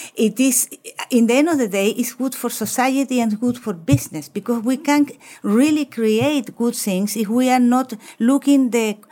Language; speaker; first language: English; non-native, fluent; Spanish